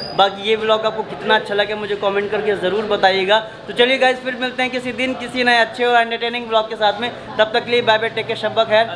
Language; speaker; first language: Hindi; native; Hindi